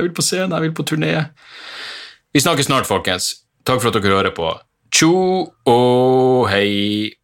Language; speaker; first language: Norwegian; native; Norwegian